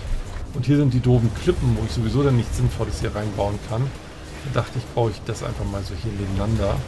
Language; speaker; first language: German; native; German